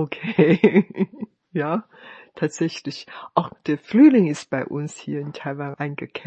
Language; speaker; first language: German; non-native, fluent; Chinese